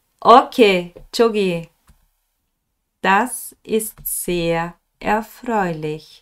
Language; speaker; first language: German; non-native, fluent; Turkish